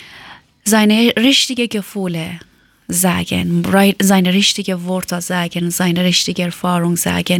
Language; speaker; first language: German; non-native, learner; Persian